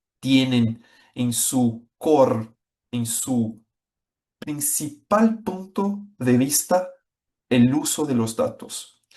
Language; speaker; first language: Spanish; non-native, fluent; Portuguese